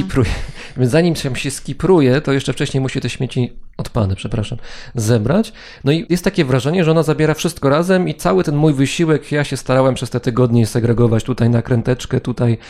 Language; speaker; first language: Polish; native; Polish